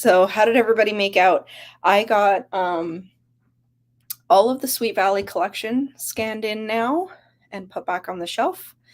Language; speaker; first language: English; native; English